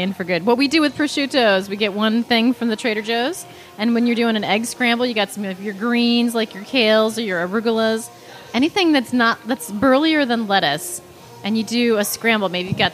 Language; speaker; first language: English; native; English